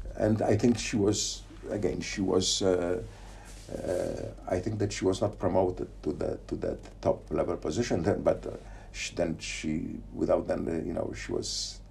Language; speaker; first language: English; non-native, fluent; Polish